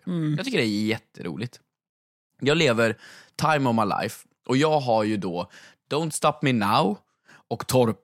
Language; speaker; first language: Swedish; native; Swedish